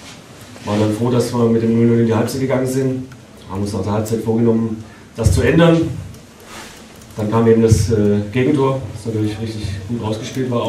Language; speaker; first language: German; native; German